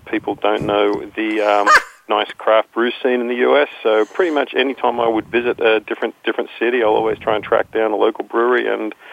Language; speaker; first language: English; native; English